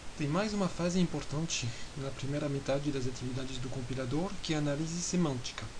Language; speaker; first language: Portuguese; non-native, fluent; French